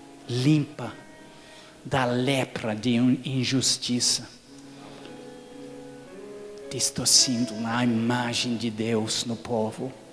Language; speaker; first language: Portuguese; non-native, fluent; English